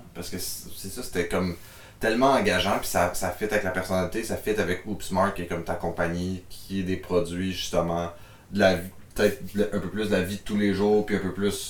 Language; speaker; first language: French; native; French